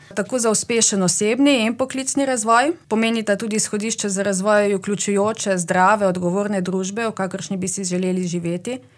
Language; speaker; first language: Slovenian; native; Slovenian